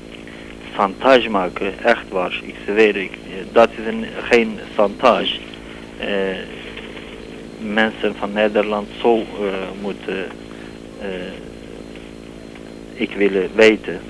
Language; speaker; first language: Dutch; non-native, learner; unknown